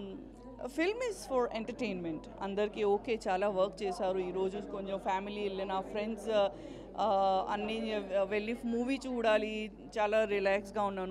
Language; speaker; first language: Telugu; non-native, learner; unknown